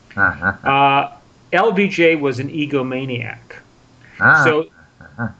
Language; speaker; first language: English; native; English